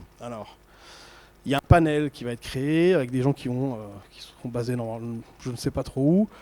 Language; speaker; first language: French; native; French